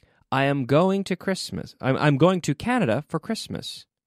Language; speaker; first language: English; native; English